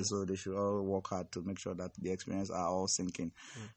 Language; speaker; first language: English; non-native, local second language; Igbo